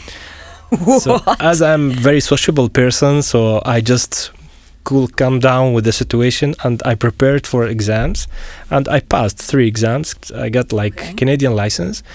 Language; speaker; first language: English; non-native, fluent; Arabic